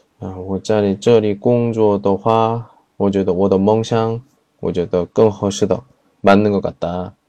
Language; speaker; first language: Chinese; non-native, learner; Korean